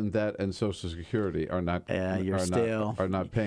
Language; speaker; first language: English; native; English